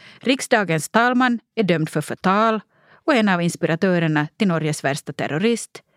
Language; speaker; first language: Swedish; native; Swedish